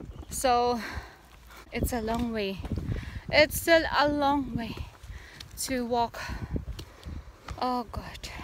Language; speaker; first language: English; non-native, local second language; Cebuano